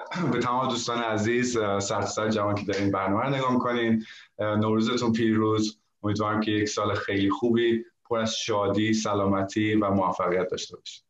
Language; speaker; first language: Persian; early bilingual, heritage; Persian